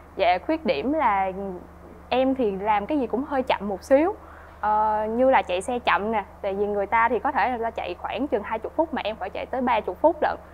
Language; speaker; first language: Vietnamese; native; Vietnamese